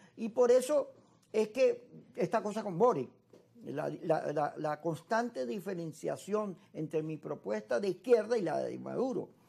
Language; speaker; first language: Spanish; native; Spanish